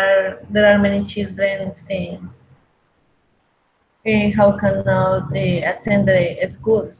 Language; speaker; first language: English; non-native, learner; Spanish